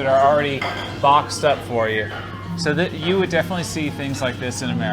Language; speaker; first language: English; native; English